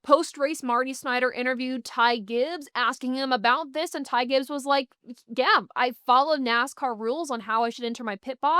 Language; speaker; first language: English; native; English